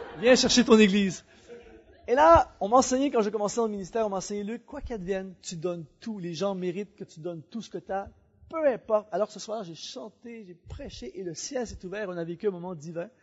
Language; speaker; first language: French; native; French